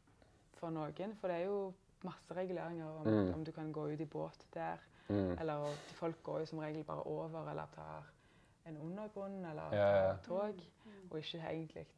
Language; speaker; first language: Norwegian; native; Norwegian